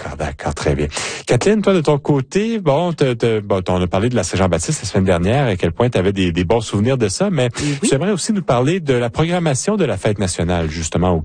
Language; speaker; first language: French; native; French